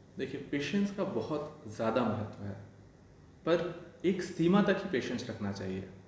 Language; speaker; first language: Hindi; non-native, local second language; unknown